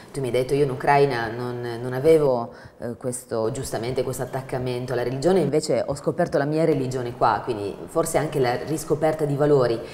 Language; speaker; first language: Italian; native; Italian